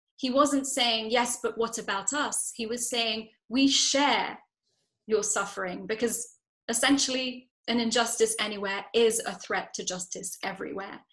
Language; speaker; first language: English; native; English